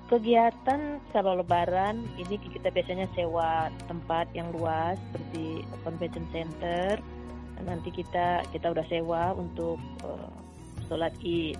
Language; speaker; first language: Indonesian; native; Indonesian